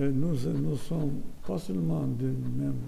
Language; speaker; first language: French; non-native, fluent; Albanian